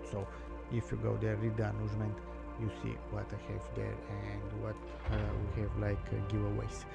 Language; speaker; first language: English; non-native, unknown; Italian